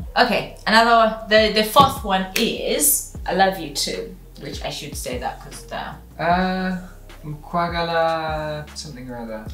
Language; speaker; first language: English; non-native, local second language; Ganda